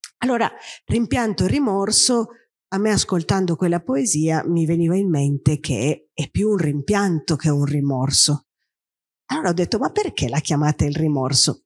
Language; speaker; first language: Italian; non-native, fluent; Spanish